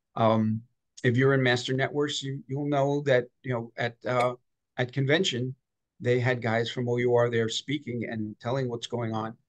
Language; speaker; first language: English; native; English